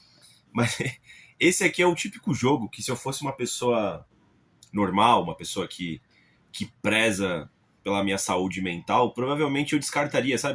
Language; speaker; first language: Portuguese; native; Portuguese